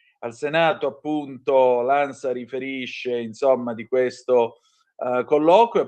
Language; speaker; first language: Italian; native; Italian